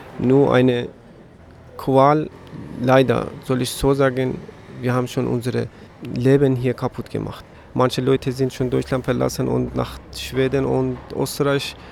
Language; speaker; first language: German; non-native, learner; Persian